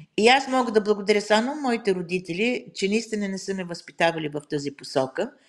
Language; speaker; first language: Bulgarian; native; Bulgarian